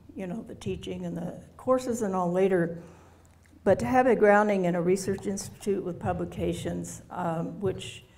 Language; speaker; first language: English; native; English